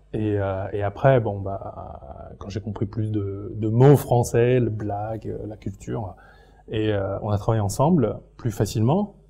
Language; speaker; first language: French; non-native, fluent; Chinese